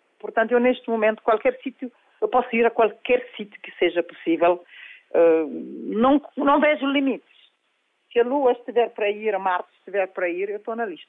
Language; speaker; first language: Portuguese; non-native, local second language; Kabuverdianu